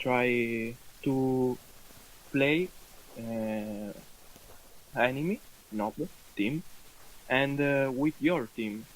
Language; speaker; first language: English; non-native, learner; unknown